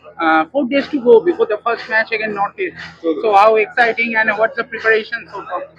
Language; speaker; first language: English; non-native, local second language; Bangla